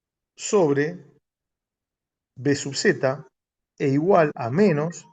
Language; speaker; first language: Spanish; native; Spanish